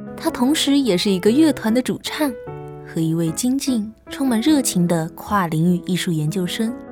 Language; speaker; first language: Chinese; native; Chinese